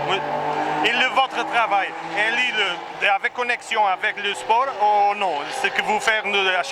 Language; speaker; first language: French; non-native, learner; Portuguese